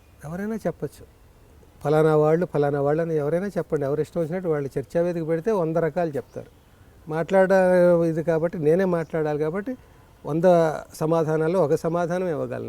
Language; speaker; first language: Telugu; native; Telugu